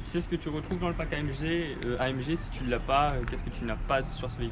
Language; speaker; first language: French; native; French